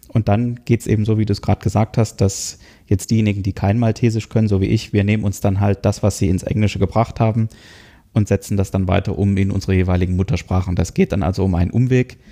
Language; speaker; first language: German; native; German